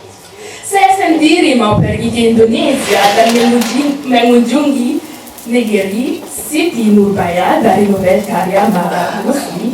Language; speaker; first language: Indonesian; non-native, learner; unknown